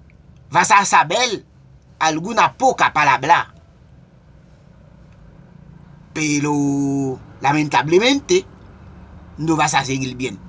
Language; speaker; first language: Spanish; non-native, local second language; Haitian Creole